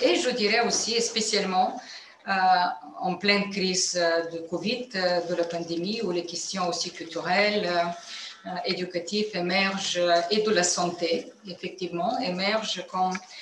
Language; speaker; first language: French; non-native, fluent; Bulgarian